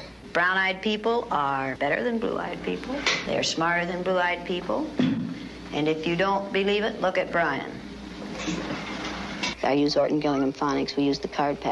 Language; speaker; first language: English; native; English